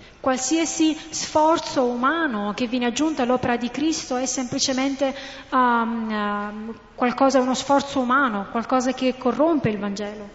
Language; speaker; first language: Italian; non-native, fluent; English